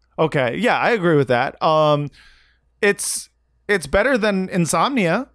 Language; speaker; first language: English; native; English